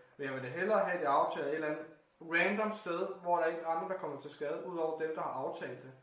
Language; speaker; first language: Danish; native; Danish